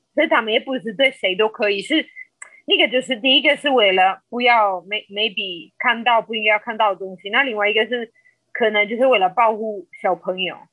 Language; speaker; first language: Chinese; non-native, fluent; Spanish